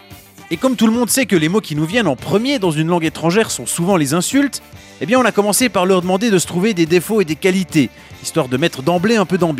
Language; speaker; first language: French; native; French